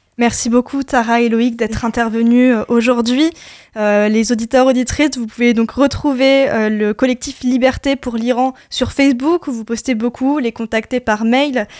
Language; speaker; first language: French; native; French